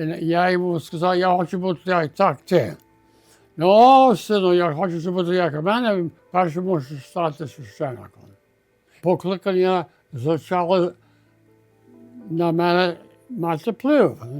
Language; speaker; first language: Ukrainian; early bilingual, heritage; Ukrainian